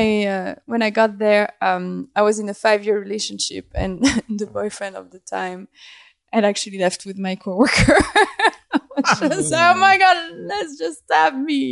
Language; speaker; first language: English; non-native, fluent; French